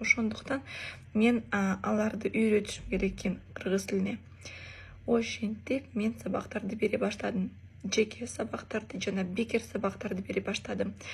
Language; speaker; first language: Kyrgyz; early bilingual, other home language; Russian